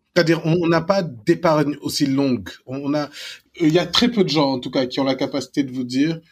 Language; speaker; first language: French; non-native, local second language; Wolof